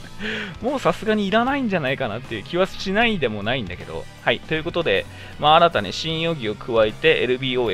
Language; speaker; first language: Japanese; native; Japanese